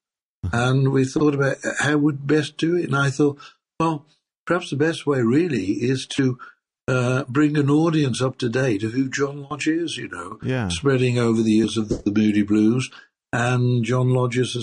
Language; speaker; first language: English; native; English